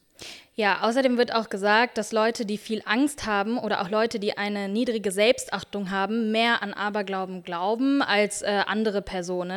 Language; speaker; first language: German; native; German